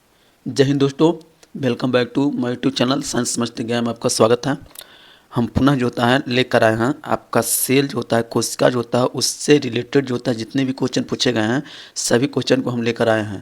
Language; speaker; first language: Hindi; native; Hindi